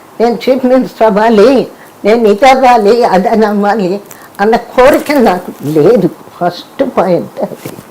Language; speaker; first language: Telugu; native; Telugu